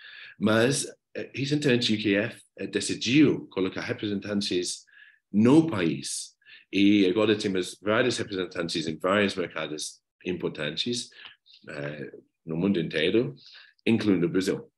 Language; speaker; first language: Portuguese; non-native, fluent; English